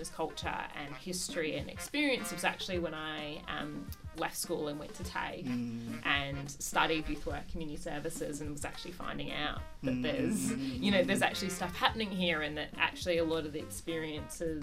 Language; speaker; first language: English; native; English